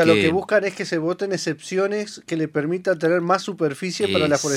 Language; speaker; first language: Spanish; native; Spanish